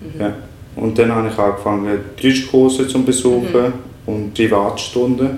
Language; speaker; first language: German; non-native, fluent; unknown